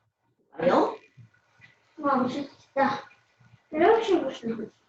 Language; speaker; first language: Russian; early bilingual, heritage; Russian